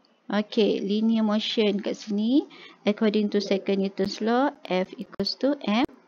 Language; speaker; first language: English; non-native, local second language; Malay